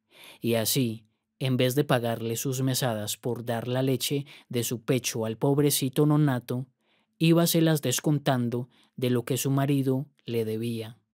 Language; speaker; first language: Spanish; native; Spanish